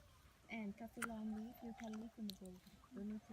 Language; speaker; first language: English; non-native, learner; Thai